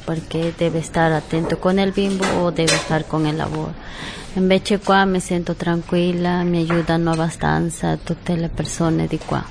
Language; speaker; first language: Italian; non-native, learner; Spanish